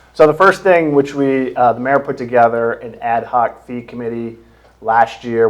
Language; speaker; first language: English; native; English